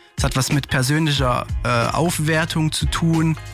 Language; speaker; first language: German; native; German